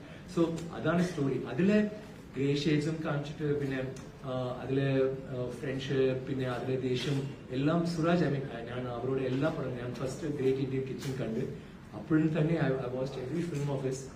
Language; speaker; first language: Malayalam; non-native, learner; Tamil